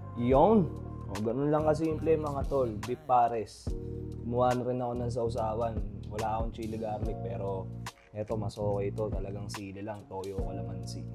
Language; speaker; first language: Filipino; native; Filipino